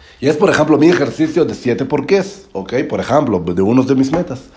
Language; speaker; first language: Spanish; non-native, learner; Hebrew